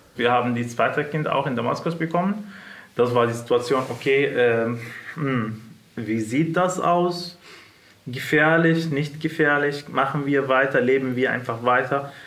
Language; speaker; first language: German; non-native, fluent; Arabic